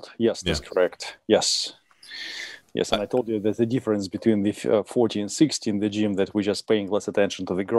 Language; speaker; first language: English; non-native, fluent; Russian